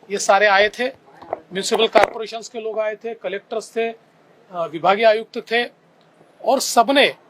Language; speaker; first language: Hindi; non-native, local second language; Marathi